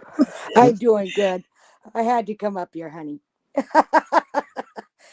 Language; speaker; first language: English; native; English